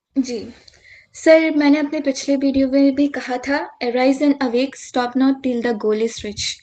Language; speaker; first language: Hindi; non-native, local second language; Assamese